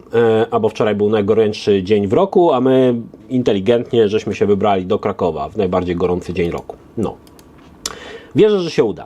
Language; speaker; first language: Polish; native; Polish